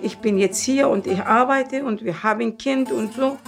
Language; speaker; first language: German; non-native, learner; Turkish